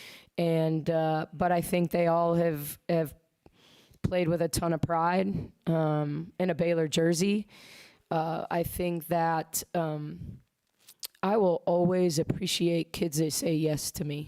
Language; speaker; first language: English; native; English